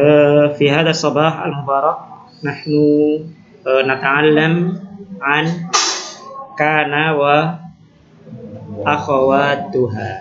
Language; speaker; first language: Arabic; non-native, fluent; Indonesian